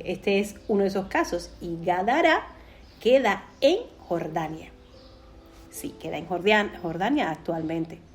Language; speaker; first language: Spanish; native; Spanish